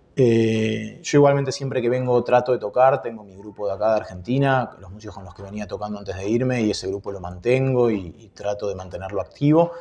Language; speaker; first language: Spanish; native; Spanish